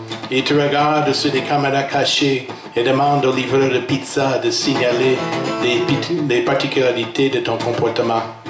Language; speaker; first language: French; non-native, fluent; English